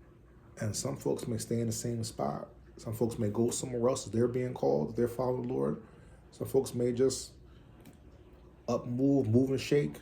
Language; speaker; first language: English; native; English